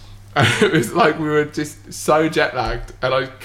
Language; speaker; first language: English; native; English